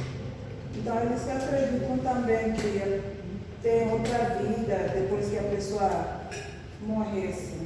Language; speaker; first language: Portuguese; non-native, learner; Spanish